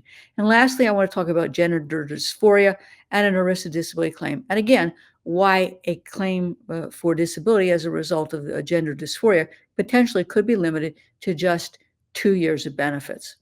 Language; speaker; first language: English; native; English